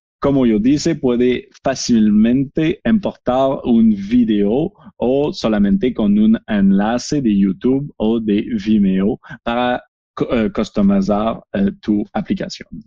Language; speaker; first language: Spanish; non-native, learner; French